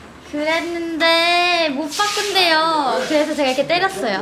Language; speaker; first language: Korean; native; Korean